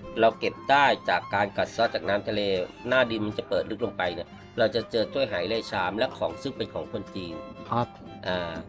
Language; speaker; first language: Thai; native; Thai